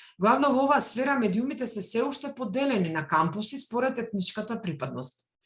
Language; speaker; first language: Macedonian; non-native, local second language; Albanian